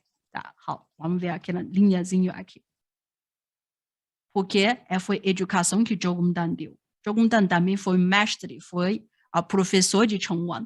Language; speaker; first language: Portuguese; non-native, fluent; Chinese